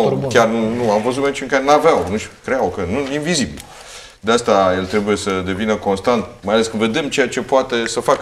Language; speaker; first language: Romanian; native; Romanian